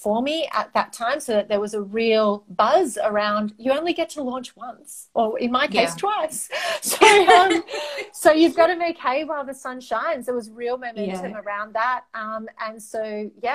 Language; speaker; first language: English; non-native, local second language; Greek